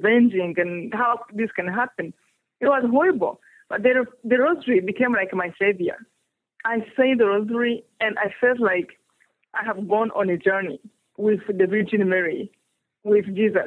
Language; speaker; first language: English; non-native, local second language; Kinyarwanda